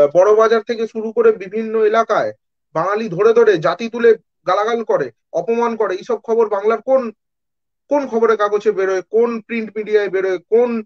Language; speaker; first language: Bangla; native; Bangla